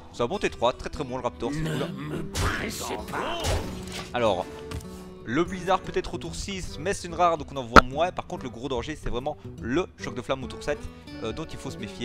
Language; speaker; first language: French; native; French